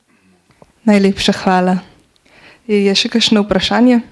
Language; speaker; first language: Slovenian; native; Slovenian